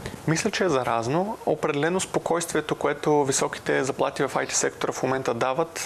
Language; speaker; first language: Bulgarian; native; Bulgarian